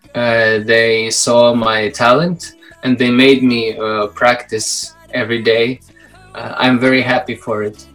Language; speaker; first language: English; non-native, fluent; Belarusian